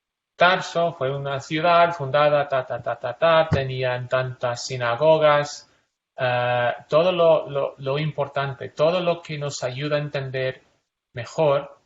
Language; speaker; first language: Spanish; non-native, fluent; English